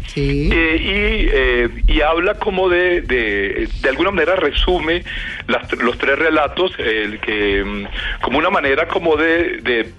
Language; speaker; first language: Spanish; native; Spanish